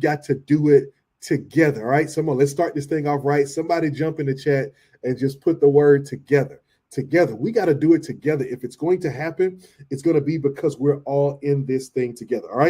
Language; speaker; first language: English; native; English